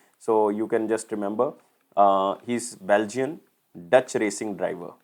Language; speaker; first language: English; non-native, local second language; Hindi